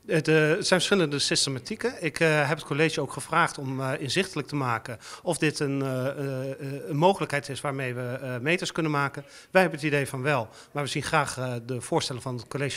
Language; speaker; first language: Dutch; native; Dutch